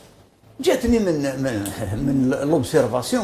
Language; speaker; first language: Arabic; native; Arabic